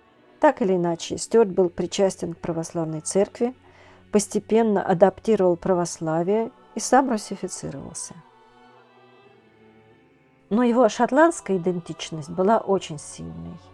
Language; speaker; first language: Russian; native; Russian